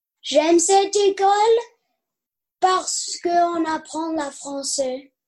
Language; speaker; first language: French; non-native, learner; English